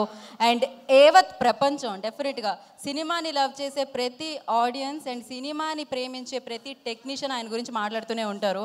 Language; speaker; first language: Telugu; native; Telugu